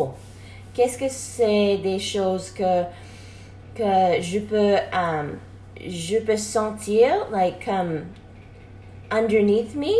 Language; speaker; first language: French; non-native, learner; English